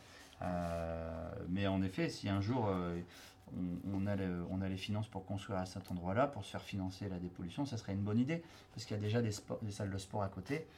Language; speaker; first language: French; native; French